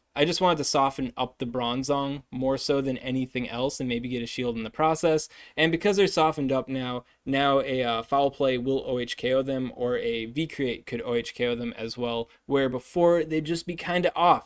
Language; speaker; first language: English; native; English